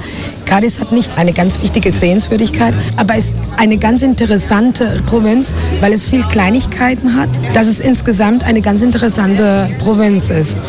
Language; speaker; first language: German; non-native, fluent; Spanish